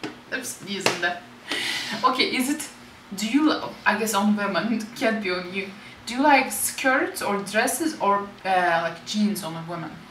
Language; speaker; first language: English; non-native, fluent; Turkish